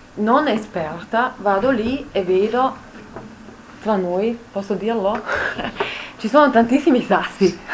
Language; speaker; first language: Italian; non-native, local second language; German